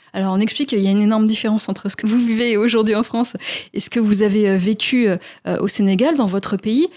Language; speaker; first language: French; native; French